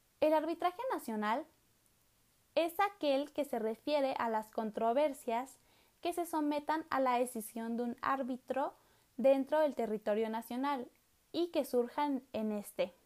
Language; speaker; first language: Spanish; native; Spanish